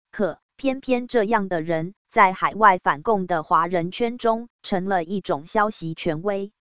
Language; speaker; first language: Chinese; native; Chinese